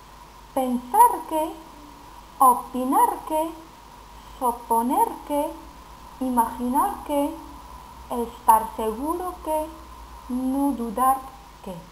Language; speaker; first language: Spanish; non-native, fluent; Arabic